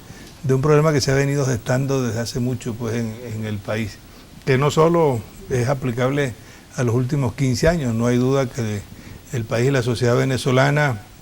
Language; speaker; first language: Spanish; native; Spanish